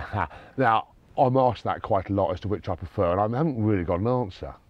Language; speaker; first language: English; native; English